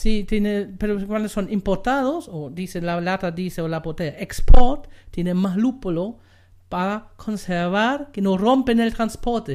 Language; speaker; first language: Spanish; non-native, learner; German